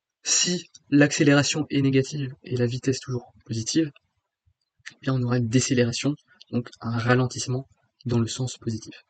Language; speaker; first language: French; native; French